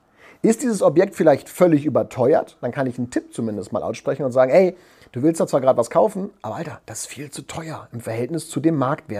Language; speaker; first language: German; native; German